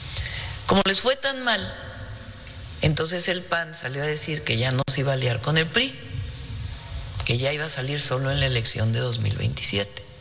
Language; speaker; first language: Spanish; native; Spanish